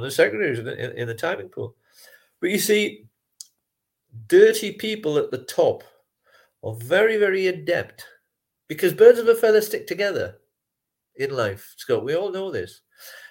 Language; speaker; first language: English; native; English